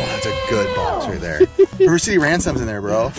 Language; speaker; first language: English; native; English